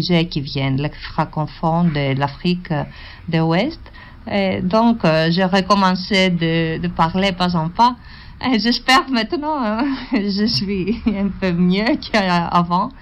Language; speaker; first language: French; non-native, learner; Greek